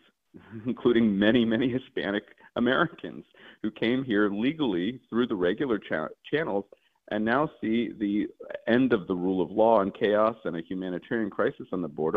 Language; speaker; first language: English; native; English